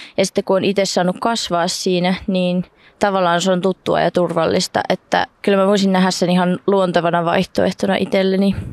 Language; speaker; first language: Finnish; early bilingual, heritage; Finnish